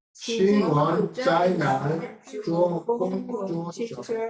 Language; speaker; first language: Chinese; non-native, learner; Korean